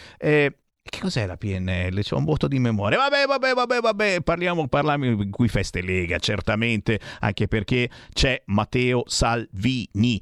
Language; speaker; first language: Italian; native; Italian